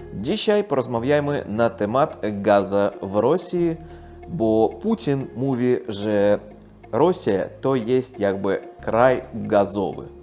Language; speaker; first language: Polish; non-native, learner; Russian